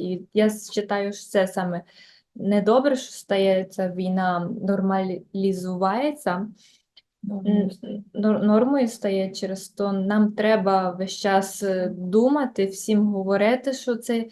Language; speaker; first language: Ukrainian; early bilingual, heritage; Ukrainian